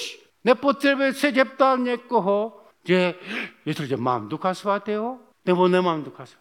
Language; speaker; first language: Czech; non-native, fluent; Korean